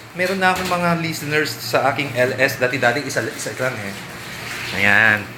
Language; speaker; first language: Filipino; non-native, local second language; Pampanga